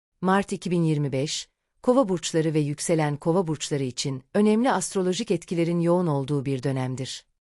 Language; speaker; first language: Turkish; native; Turkish